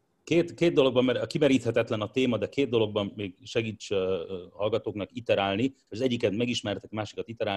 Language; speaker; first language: Hungarian; native; Hungarian